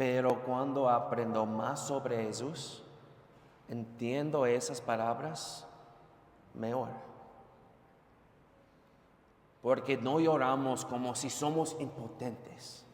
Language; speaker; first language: Spanish; non-native, fluent; English